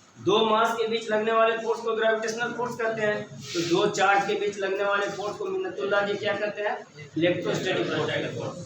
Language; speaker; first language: Hindi; native; Hindi